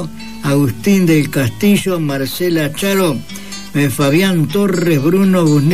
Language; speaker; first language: Spanish; native; Spanish